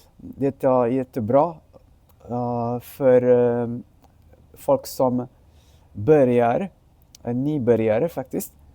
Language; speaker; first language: Swedish; non-native, learner; Sinhala